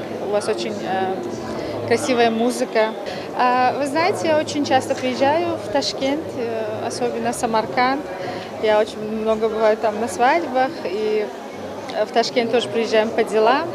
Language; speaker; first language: Russian; non-native, local second language; Tajik